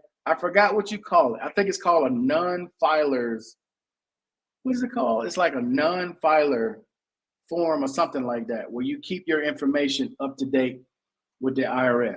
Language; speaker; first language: English; native; English